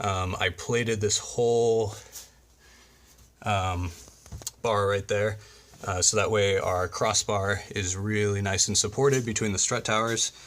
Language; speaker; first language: English; native; English